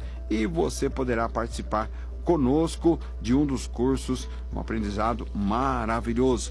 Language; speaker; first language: Portuguese; native; Portuguese